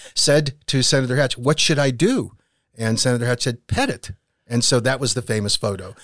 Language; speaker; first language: English; native; English